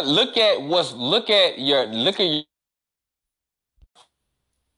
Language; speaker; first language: English; non-native, local second language; Shona